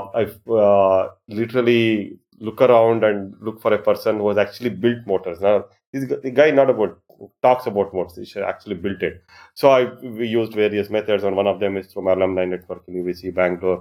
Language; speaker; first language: English; non-native, local second language; Kannada